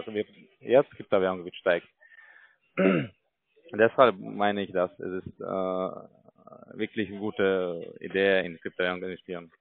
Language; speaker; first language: German; non-native, learner; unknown